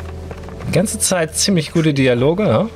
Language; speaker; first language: German; native; German